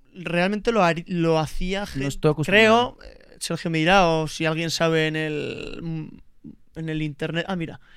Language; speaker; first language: Spanish; native; Spanish